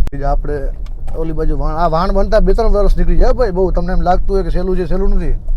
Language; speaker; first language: Gujarati; non-native, local second language; Kachhi